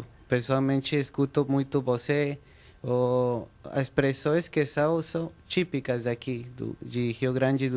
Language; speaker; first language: Portuguese; non-native, learner; Spanish